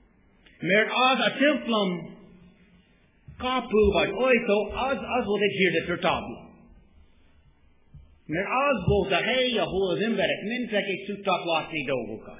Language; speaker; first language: Hungarian; non-native, fluent; English